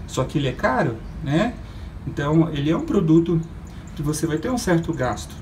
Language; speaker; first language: Portuguese; native; Portuguese